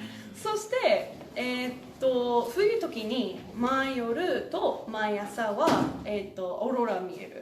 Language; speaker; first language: Japanese; non-native, learner; English